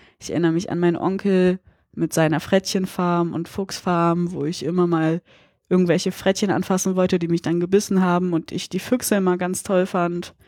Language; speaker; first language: German; early bilingual, other home language; Polish